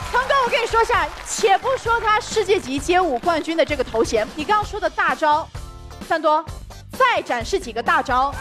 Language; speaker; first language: Chinese; native; Chinese